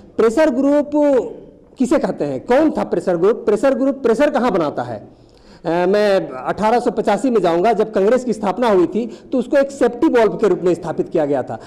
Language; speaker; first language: Hindi; native; Hindi